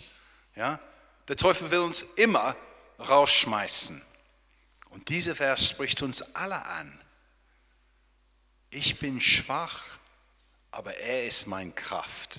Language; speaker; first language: German; non-native, fluent; English